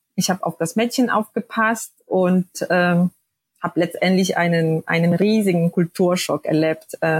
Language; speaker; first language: German; non-native, fluent; Polish